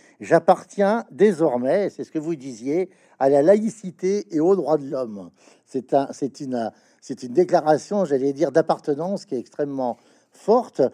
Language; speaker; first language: French; native; French